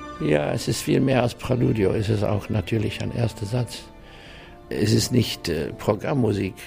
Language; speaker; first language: German; non-native, learner; English